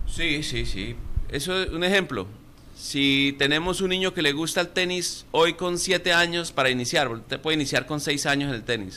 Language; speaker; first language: Spanish; native; Spanish